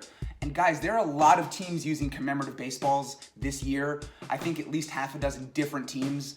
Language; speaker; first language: English; native; English